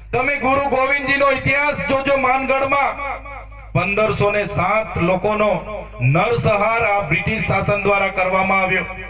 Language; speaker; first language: Gujarati; non-native, local second language; Vasavi